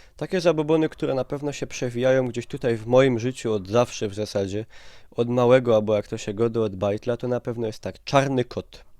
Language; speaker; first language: Polish; native; Polish